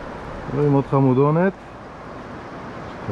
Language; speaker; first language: Hebrew; native; Hebrew